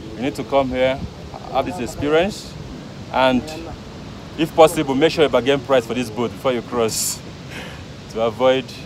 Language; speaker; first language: English; non-native, local second language; Igbo